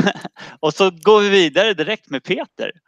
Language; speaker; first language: Swedish; native; Swedish